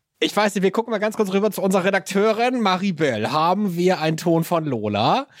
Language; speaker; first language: German; native; German